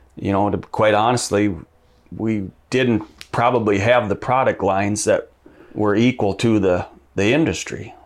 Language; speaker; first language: English; native; English